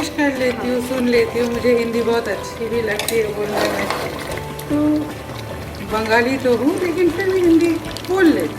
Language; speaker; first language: Hindi; non-native, local second language; Bangla